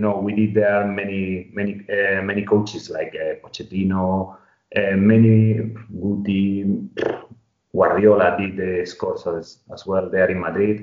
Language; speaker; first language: English; non-native, fluent; Spanish